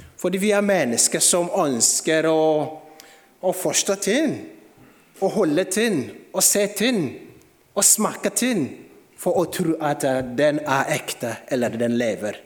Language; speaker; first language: Norwegian; non-native, fluent; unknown